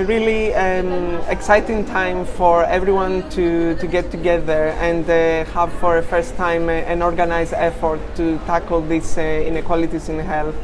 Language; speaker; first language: English; non-native, fluent; Greek